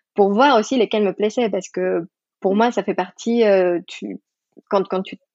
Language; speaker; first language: French; non-native, fluent; Spanish